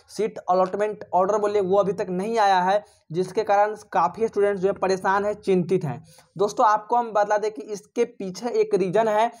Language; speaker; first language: Hindi; native; Hindi